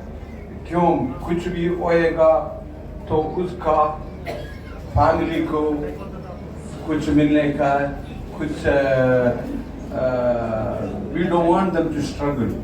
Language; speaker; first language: Hindi; non-native, local second language; Malayalam